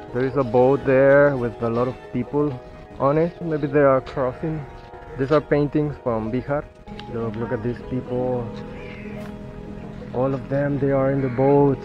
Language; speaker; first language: English; non-native, fluent; Spanish